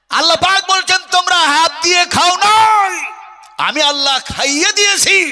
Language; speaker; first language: Bangla; non-native, local second language; Urdu